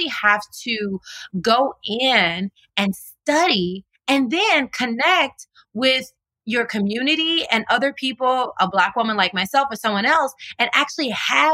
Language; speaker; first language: English; native; English